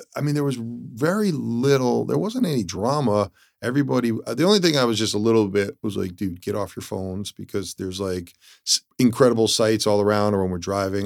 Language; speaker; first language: English; early bilingual, other home language; Italian